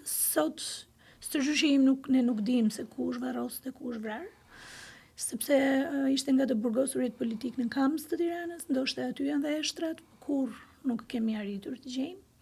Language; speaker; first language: Albanian; non-native, local second language; Greek